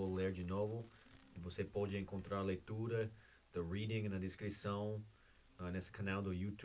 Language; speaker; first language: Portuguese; non-native, fluent; English